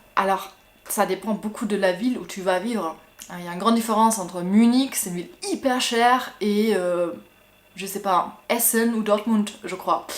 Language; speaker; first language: French; non-native, fluent; German